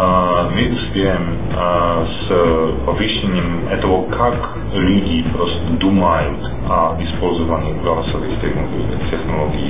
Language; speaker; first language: Russian; non-native, fluent; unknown